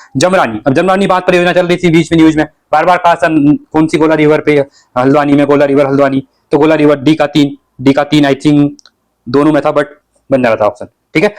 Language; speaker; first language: Hindi; native; Hindi